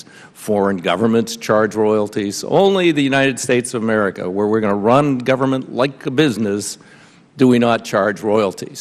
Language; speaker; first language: English; native; English